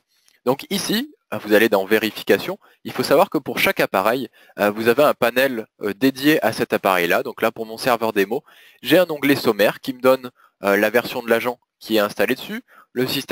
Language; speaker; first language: French; native; French